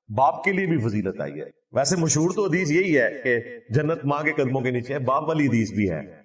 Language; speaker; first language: Urdu; non-native, local second language; Punjabi